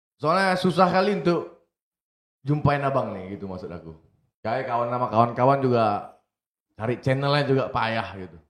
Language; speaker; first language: Indonesian; native; Indonesian